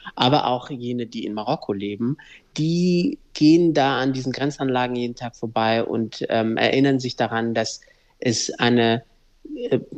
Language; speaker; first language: German; early bilingual, other home language; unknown